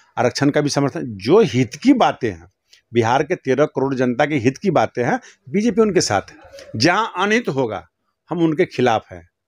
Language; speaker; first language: Hindi; native; Hindi